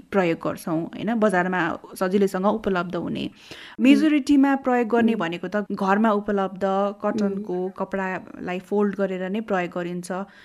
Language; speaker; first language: Nepali; native; Nepali